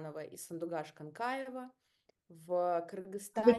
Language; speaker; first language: Russian; native; Russian